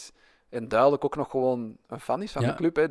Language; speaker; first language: Dutch; native; Dutch